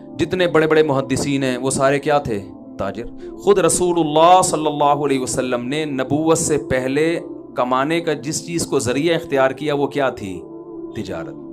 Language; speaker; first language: Urdu; native; Urdu